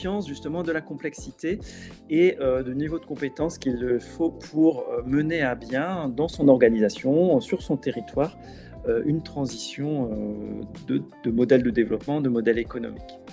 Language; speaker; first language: French; native; French